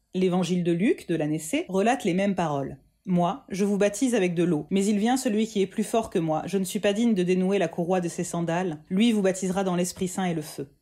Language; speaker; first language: French; native; French